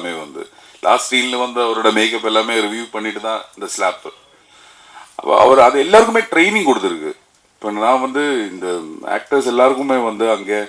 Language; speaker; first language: Tamil; non-native, learner; Malayalam